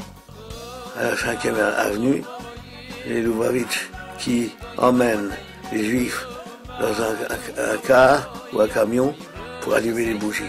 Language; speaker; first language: French; native; French